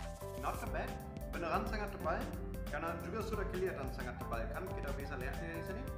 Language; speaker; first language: Indonesian; non-native, fluent; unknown